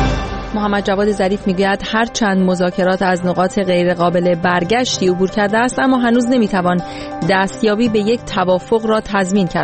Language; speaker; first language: Persian; native; Persian